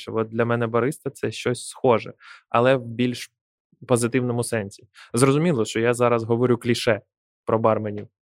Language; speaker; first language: Ukrainian; native; Ukrainian